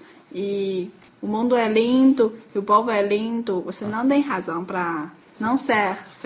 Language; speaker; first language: Portuguese; non-native, learner; Chinese